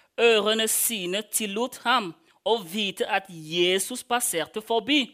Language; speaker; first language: Norwegian; non-native, fluent; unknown